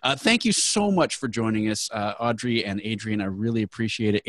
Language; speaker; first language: English; native; English